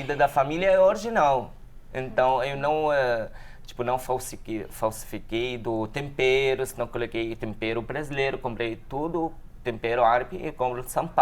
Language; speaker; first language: Portuguese; non-native, learner; Arabic